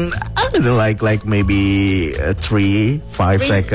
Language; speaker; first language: English; non-native, fluent; Indonesian